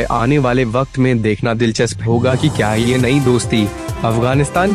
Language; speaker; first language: Hindi; native; Hindi